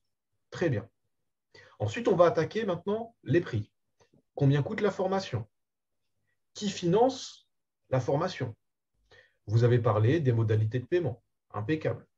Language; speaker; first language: French; native; French